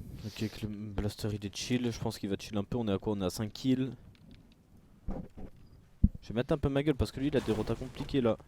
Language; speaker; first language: French; native; French